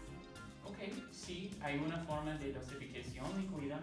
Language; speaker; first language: Spanish; non-native, learner; English